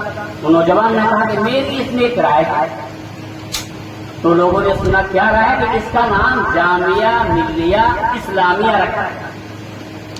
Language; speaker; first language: Urdu; native; Urdu